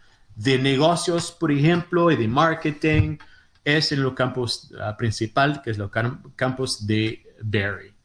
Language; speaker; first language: Spanish; non-native, fluent; Portuguese